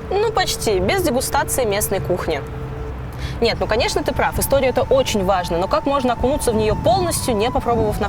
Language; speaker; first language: Russian; native; Russian